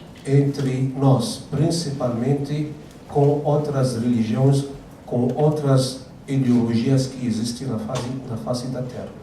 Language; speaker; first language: Portuguese; non-native, fluent; Arabic